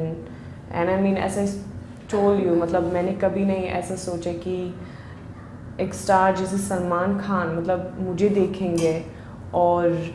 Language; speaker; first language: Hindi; non-native, learner; Swedish